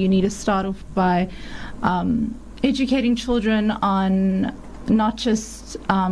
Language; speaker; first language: English; native; English